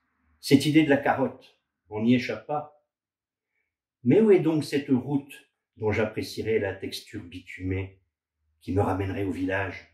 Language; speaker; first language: French; native; French